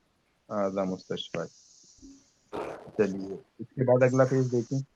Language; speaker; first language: Hindi; native; Hindi